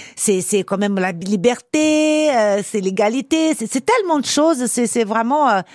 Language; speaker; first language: French; non-native, fluent; Portuguese